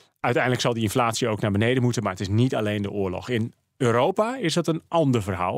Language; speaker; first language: Dutch; native; Dutch